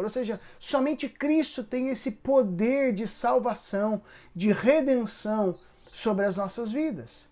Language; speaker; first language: Portuguese; native; Portuguese